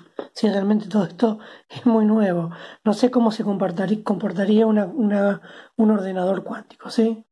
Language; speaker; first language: Spanish; native; Spanish